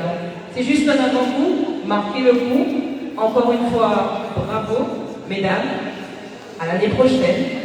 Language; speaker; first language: French; native; French